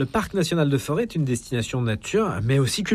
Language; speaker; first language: French; native; French